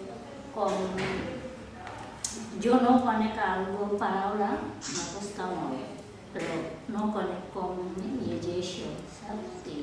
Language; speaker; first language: Catalan; non-native, learner; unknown